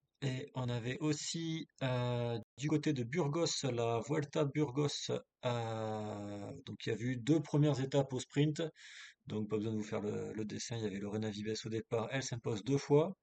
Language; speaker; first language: French; native; French